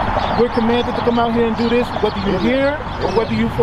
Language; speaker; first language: English; native; English